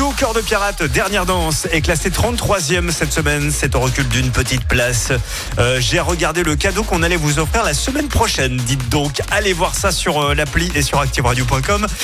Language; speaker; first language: French; native; French